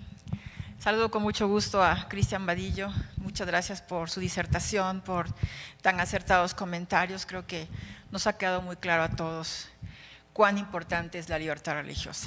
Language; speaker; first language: Spanish; native; Spanish